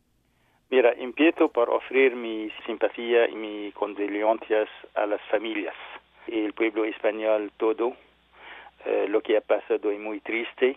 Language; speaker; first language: Spanish; non-native, learner; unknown